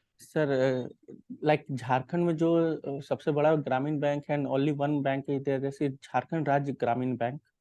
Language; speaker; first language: Hindi; native; Hindi